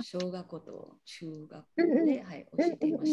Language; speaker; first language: Japanese; non-native, learner; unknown